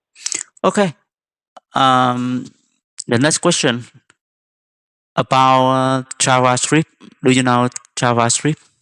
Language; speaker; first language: English; non-native, fluent; Vietnamese